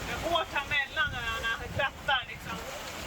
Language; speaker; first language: Swedish; native; Swedish